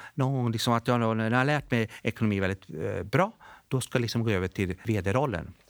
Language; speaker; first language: Swedish; early bilingual, other home language; Bosnian